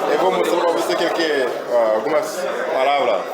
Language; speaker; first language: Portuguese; non-native, learner; Haitian Creole